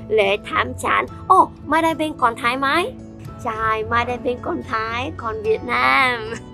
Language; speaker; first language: Thai; non-native, learner; Vietnamese